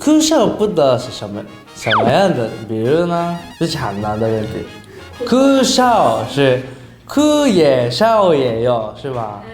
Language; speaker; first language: Chinese; non-native, learner; Japanese